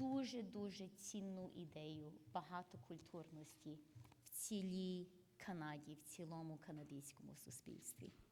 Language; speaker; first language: Ukrainian; early bilingual, heritage; English